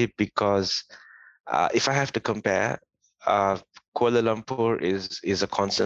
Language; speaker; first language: English; non-native, local second language; Tamil